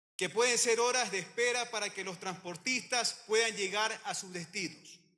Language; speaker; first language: Spanish; native; Spanish